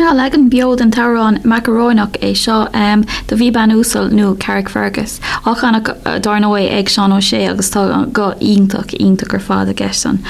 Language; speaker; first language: Irish; non-native, local second language; English